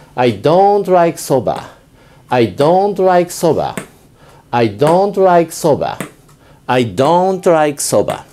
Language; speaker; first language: English; non-native, fluent; Japanese